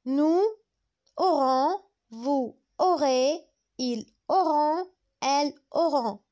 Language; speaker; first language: French; non-native, fluent; Arabic